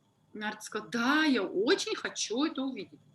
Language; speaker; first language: Russian; native; Russian